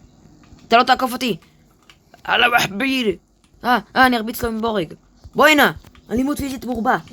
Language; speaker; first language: Hebrew; native; Hebrew